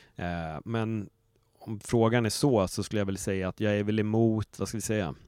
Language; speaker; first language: Swedish; native; Swedish